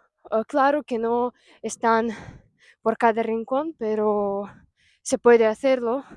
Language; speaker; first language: Spanish; non-native, fluent; Russian